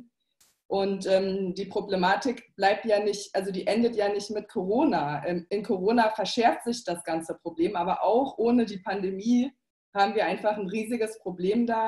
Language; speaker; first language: German; native; German